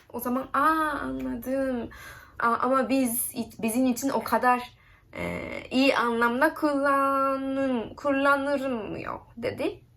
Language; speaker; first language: Turkish; non-native, learner; Japanese